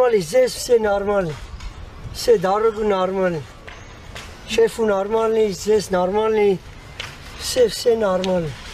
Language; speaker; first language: Russian; non-native, learner; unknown